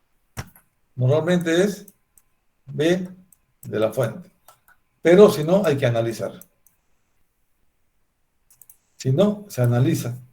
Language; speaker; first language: Spanish; native; Spanish